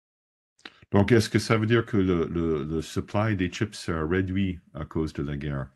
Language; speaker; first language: French; non-native, fluent; English